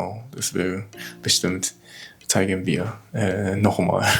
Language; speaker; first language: German; non-native, learner; Japanese